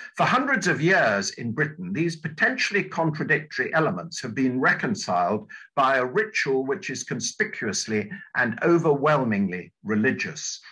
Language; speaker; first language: English; native; English